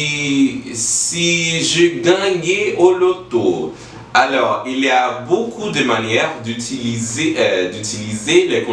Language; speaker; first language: French; non-native, learner; English